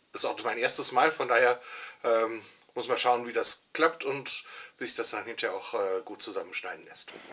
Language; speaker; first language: German; native; German